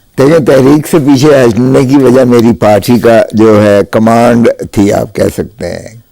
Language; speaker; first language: Urdu; non-native, local second language; Saraiki